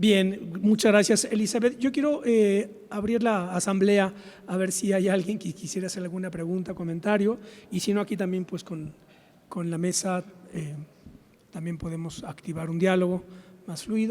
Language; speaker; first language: Spanish; native; Spanish